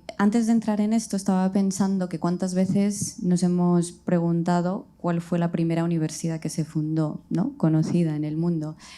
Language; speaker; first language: Spanish; early bilingual, other home language; Riffian